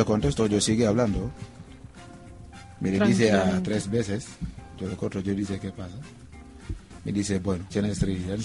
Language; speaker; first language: Spanish; non-native, learner; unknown